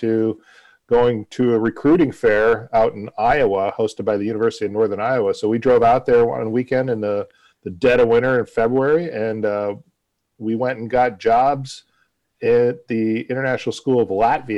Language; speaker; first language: English; native; English